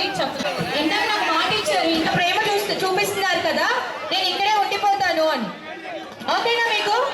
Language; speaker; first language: Telugu; native; Telugu